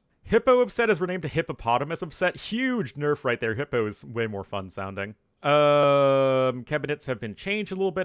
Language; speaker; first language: English; native; English